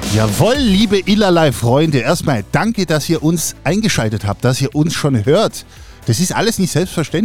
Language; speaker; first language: German; native; German